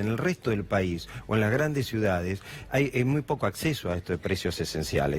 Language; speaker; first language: Spanish; native; Spanish